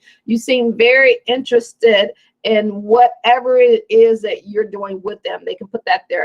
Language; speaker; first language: English; native; English